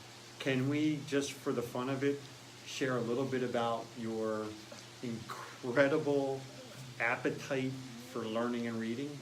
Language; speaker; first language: English; native; English